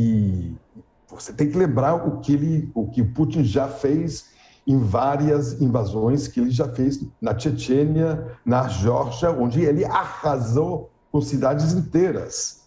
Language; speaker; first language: Portuguese; non-native, fluent; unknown